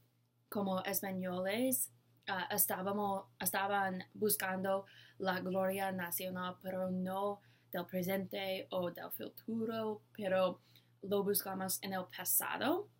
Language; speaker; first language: Spanish; non-native, learner; English